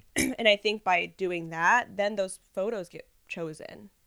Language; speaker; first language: English; early bilingual, other home language; Spanish